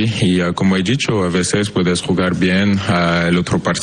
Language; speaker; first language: Spanish; non-native, fluent; French